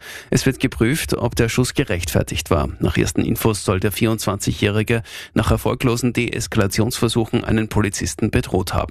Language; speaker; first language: German; native; German